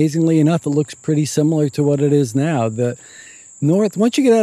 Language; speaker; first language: English; native; English